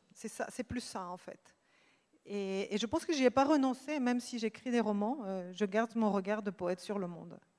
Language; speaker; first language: French; non-native, fluent; Spanish